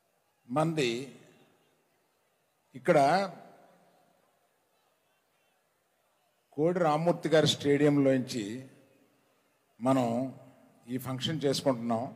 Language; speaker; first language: Telugu; native; Telugu